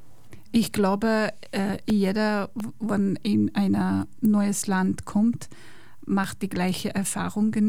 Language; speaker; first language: German; non-native, fluent; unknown